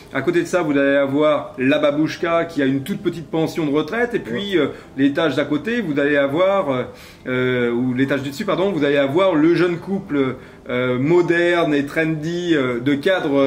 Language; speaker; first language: French; native; French